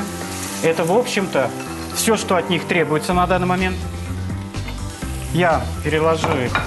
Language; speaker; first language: Russian; native; Russian